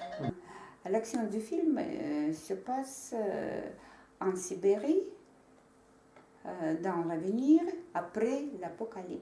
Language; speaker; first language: French; non-native, learner; Russian